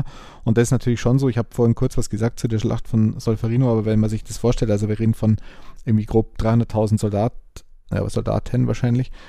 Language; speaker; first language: German; native; German